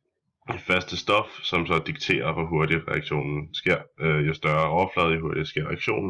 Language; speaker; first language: Danish; native; Danish